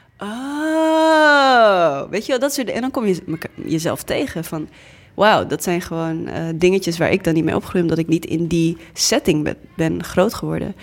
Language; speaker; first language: Dutch; early bilingual, other home language; English